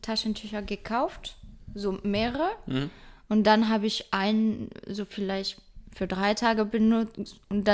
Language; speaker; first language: German; non-native, fluent; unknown